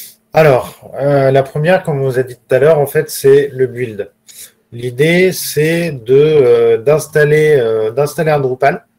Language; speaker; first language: French; native; French